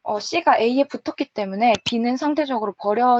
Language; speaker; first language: Korean; native; Korean